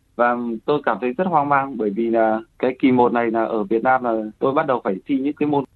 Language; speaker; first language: Vietnamese; native; Vietnamese